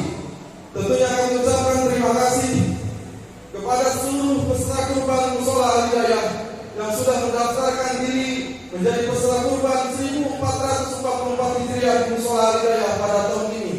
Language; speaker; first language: Indonesian; native; Indonesian